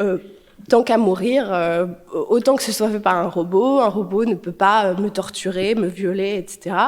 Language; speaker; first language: French; native; French